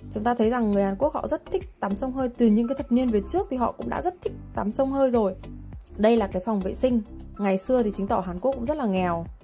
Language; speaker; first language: Vietnamese; native; Vietnamese